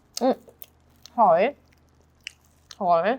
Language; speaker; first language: Thai; non-native, learner; Korean